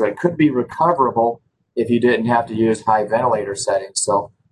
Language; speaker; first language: English; native; English